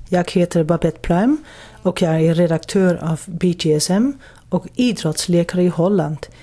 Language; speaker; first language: Swedish; non-native, fluent; Dutch